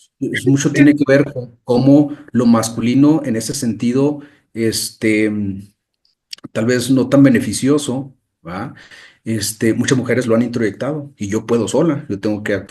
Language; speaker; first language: Spanish; native; Spanish